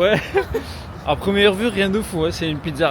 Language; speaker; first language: French; native; French